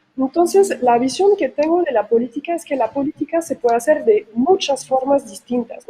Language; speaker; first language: Spanish; non-native, fluent; French